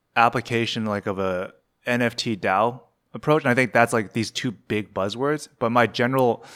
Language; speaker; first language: English; native; English